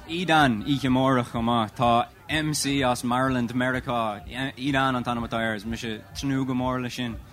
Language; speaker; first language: Irish; non-native, local second language; English